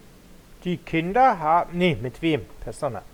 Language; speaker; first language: German; non-native, learner; Spanish